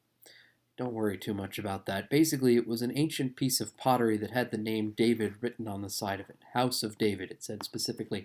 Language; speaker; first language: English; native; English